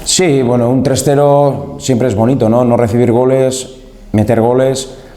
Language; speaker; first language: Spanish; native; Spanish